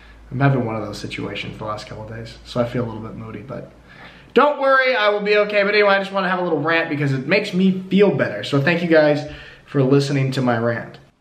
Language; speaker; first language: English; native; English